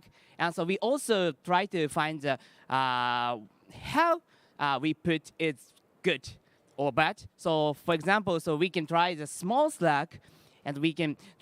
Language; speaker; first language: English; non-native, learner; Japanese